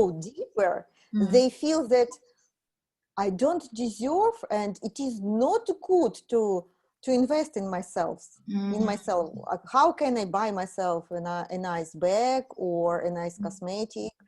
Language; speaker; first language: English; non-native, fluent; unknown